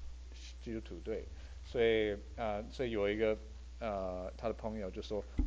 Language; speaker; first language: Chinese; early bilingual, heritage; Chinese